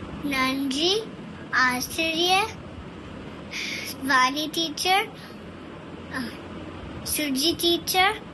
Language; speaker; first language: Tamil; early bilingual, heritage; Tamil